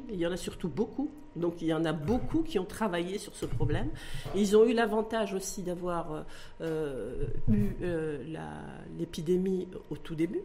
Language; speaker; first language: French; non-native, local second language; Arabic